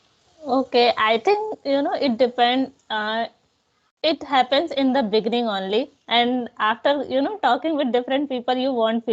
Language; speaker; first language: English; non-native, local second language; Hindi